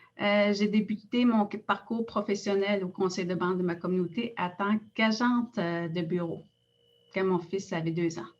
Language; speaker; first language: French; non-native, local second language; Innu-aimun